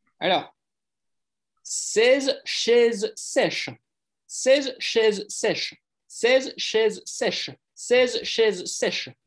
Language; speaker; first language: French; non-native, fluent; Swedish